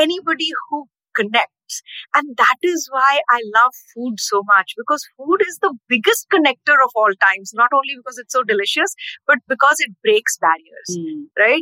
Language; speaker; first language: English; non-native, local second language; Hindi